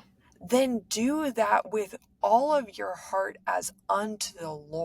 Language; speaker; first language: English; native; English